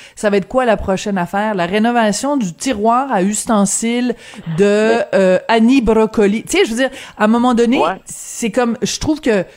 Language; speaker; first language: French; native; French